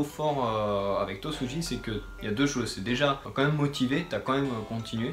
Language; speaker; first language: French; native; French